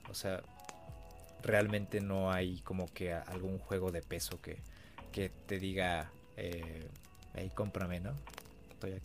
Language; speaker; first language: Spanish; native; Spanish